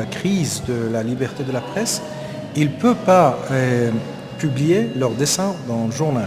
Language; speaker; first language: French; non-native, learner; Persian